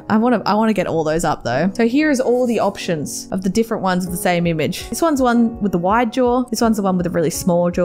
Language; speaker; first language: English; native; English